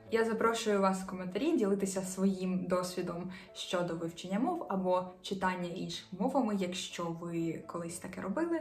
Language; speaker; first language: Ukrainian; native; Ukrainian